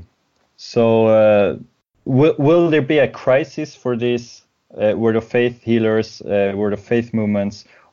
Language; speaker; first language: English; non-native, fluent; Swedish